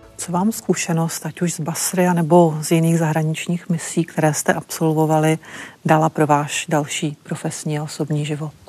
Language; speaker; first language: Czech; native; Czech